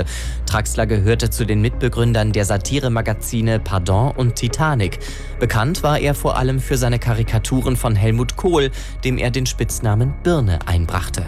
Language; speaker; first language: German; native; German